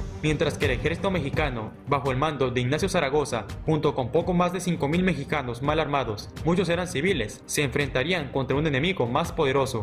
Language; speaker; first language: Spanish; native; Spanish